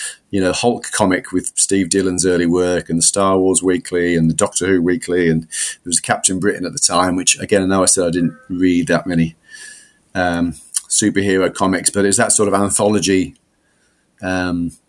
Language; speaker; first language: English; native; English